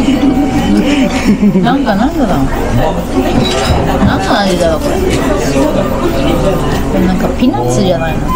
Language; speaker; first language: Japanese; native; Japanese